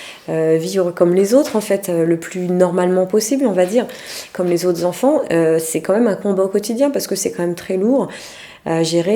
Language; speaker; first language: French; native; French